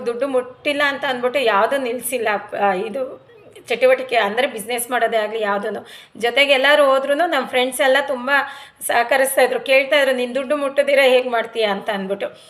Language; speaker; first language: Kannada; non-native, local second language; Telugu